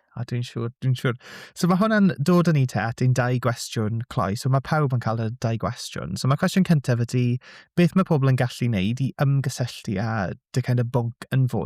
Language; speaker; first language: Welsh; native; Welsh